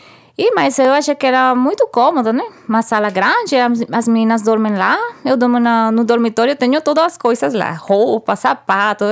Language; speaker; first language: Portuguese; non-native, fluent; Spanish